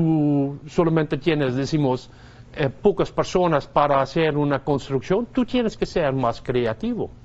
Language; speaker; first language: Spanish; non-native, fluent; Dutch